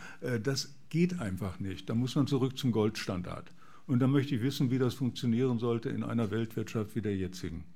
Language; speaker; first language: German; native; German